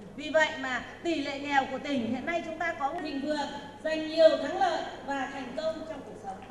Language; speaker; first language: Vietnamese; native; Vietnamese